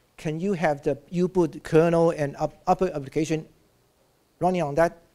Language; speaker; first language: English; non-native, fluent; Chinese